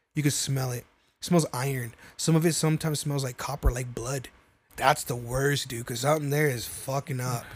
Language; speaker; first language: English; native; English